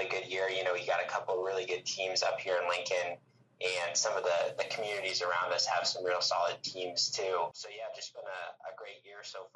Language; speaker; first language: English; native; English